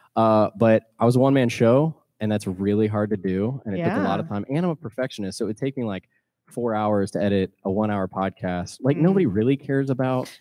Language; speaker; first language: English; native; English